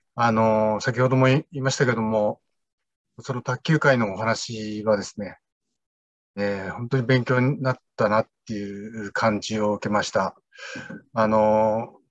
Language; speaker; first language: Japanese; native; Japanese